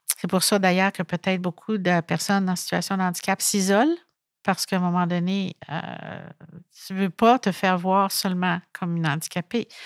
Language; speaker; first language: French; native; French